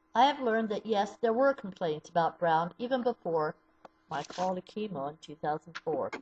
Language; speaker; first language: English; native; English